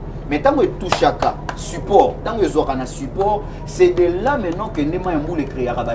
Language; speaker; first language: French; non-native, local second language; Lingala